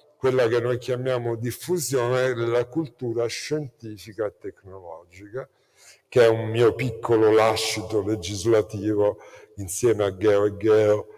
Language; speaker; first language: Italian; native; Italian